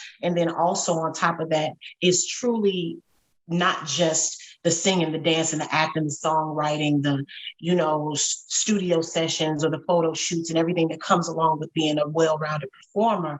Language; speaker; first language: English; native; English